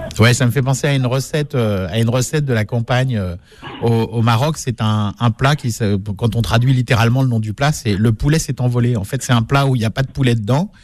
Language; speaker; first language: French; native; French